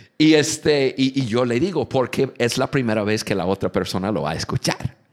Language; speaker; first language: Spanish; non-native, fluent; English